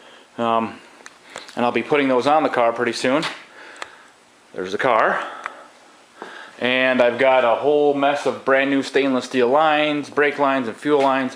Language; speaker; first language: English; native; English